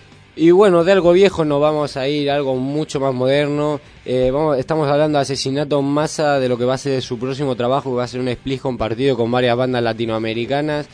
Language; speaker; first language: Spanish; native; Spanish